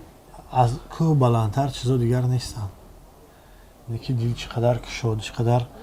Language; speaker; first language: Persian; native; Persian